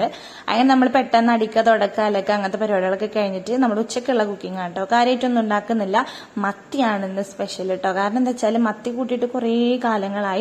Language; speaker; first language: Malayalam; native; Malayalam